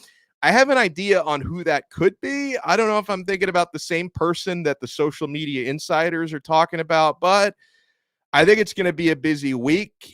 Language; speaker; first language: English; native; English